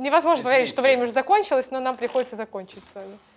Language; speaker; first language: Russian; native; Russian